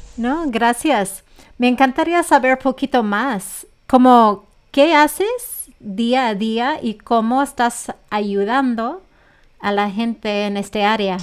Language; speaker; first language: Spanish; early bilingual, heritage; Spanish